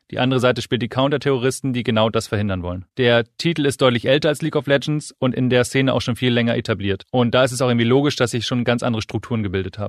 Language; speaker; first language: German; native; German